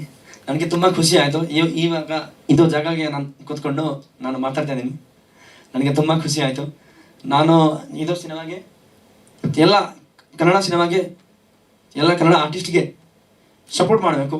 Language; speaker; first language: Kannada; non-native, learner; Hindi